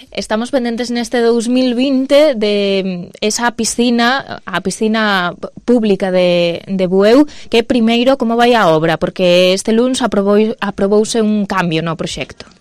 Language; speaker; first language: Galician; non-native, local second language; Spanish